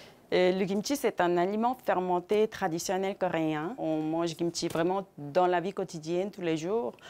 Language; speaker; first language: French; non-native, fluent; Korean